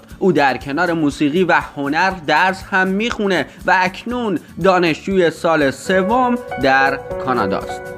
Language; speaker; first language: Persian; native; Persian